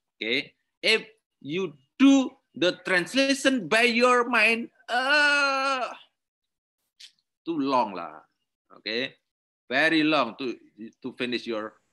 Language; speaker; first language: English; non-native, learner; Indonesian